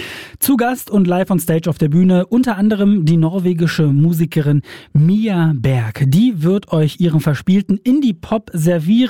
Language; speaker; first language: German; native; German